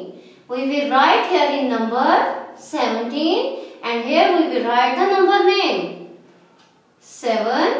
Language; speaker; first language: English; non-native, local second language; Urdu